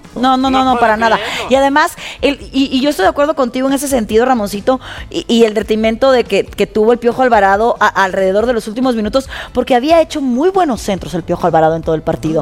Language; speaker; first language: Spanish; native; Spanish